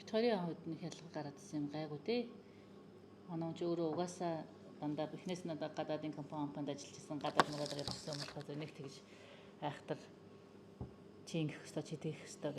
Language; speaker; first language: Mongolian; native; Mongolian